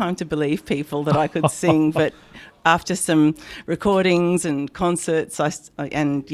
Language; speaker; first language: English; native; English